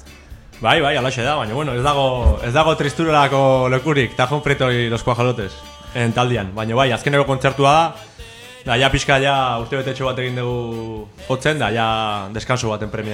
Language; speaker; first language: Basque; native; Basque